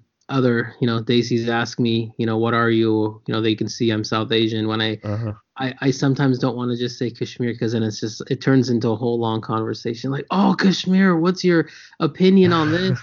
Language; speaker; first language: English; native; English